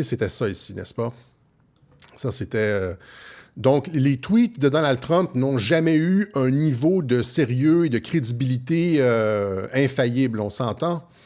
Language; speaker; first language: French; native; French